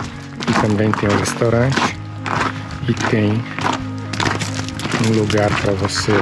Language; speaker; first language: Portuguese; non-native, fluent; Italian